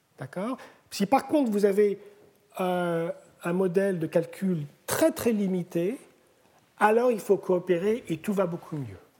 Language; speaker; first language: French; native; French